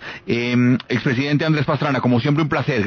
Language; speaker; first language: Spanish; native; Spanish